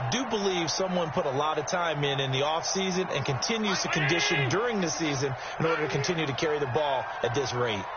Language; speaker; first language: English; native; English